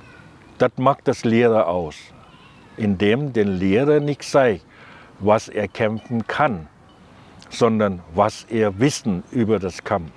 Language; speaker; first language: German; non-native, learner; Thai